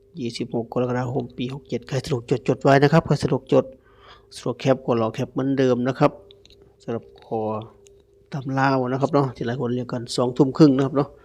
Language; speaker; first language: Thai; native; Thai